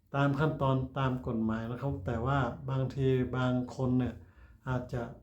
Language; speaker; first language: Thai; native; Thai